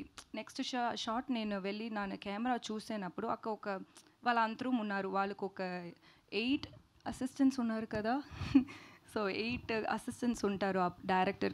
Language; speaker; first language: Telugu; non-native, learner; Tamil